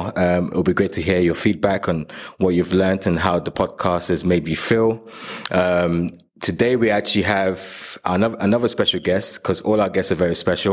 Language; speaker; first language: English; non-native, local second language; Yoruba